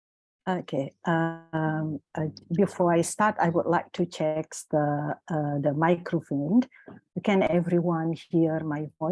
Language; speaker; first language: English; non-native, fluent; Indonesian